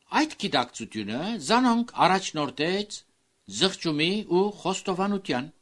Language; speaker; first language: Armenian; early bilingual, heritage; Armenian